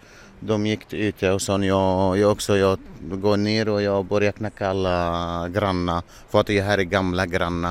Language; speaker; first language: Swedish; non-native, learner; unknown